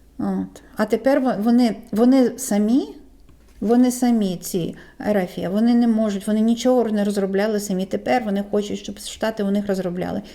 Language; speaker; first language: Ukrainian; native; Ukrainian